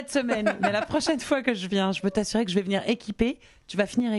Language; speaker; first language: French; native; French